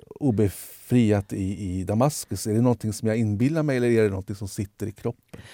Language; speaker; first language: Swedish; native; Swedish